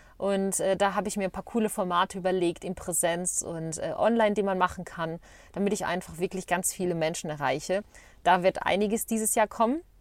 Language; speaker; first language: German; early bilingual, other home language; Bosnian